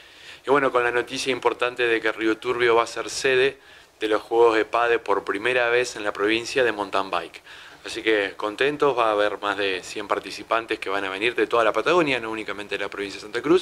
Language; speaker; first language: Spanish; native; Spanish